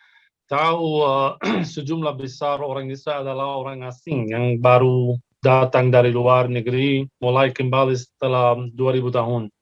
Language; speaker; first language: Indonesian; non-native, fluent; Arabic